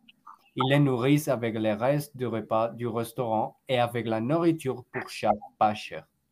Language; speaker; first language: French; non-native, learner; Spanish